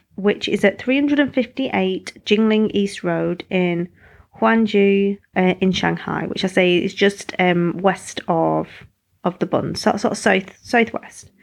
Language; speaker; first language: English; native; English